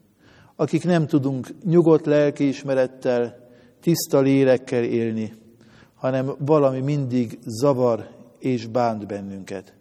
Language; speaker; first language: Hungarian; native; Hungarian